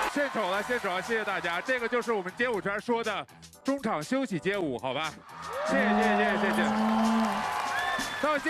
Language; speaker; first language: Chinese; native; Chinese